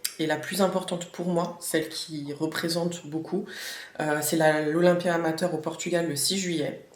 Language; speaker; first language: French; native; French